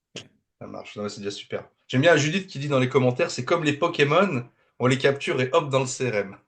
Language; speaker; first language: French; native; French